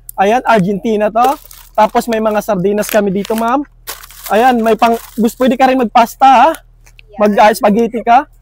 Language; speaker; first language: Filipino; native; Filipino